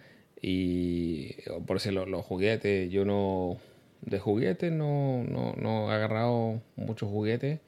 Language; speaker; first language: Spanish; early bilingual, heritage; Spanish